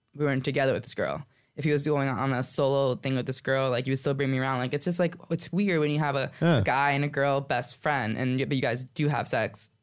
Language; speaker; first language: English; native; English